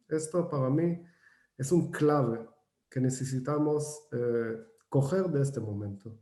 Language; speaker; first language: Spanish; non-native, fluent; Hebrew